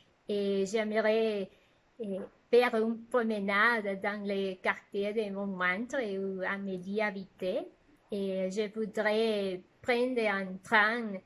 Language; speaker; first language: French; non-native, fluent; Spanish